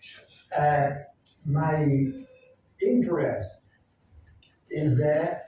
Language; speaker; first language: English; non-native, fluent; Spanish